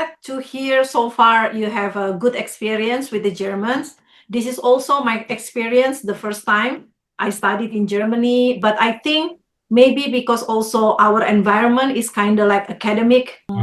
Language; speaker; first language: English; non-native, fluent; Indonesian